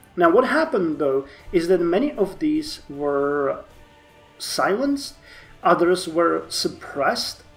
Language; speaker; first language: English; non-native, fluent; Czech